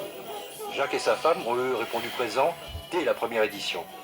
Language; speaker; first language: French; native; French